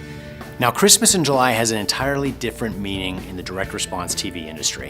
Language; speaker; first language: English; native; English